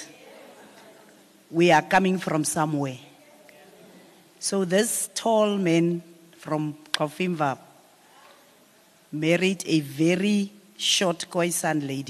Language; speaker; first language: English; non-native, local second language; Afrikaans